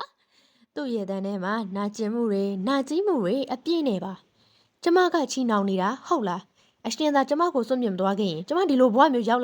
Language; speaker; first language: Burmese; native; Burmese